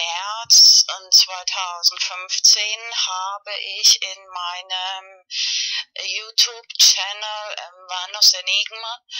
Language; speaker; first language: German; non-native, learner; Spanish